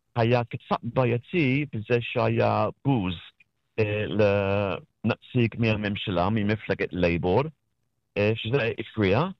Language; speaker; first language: Hebrew; non-native, fluent; English